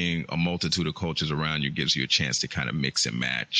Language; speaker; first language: English; native; English